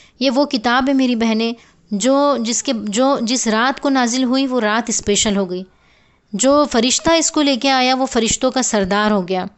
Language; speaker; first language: Urdu; native; Urdu